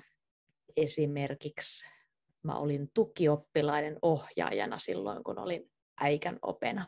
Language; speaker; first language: Finnish; native; Finnish